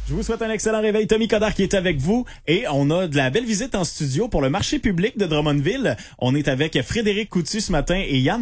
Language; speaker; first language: French; native; French